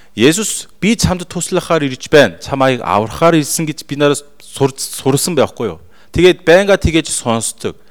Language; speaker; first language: Mongolian; non-native, fluent; Korean